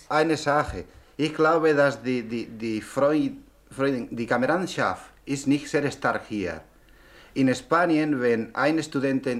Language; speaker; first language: German; non-native, learner; Spanish